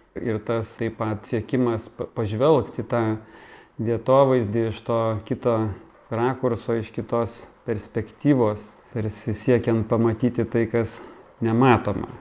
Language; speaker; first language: Lithuanian; native; Lithuanian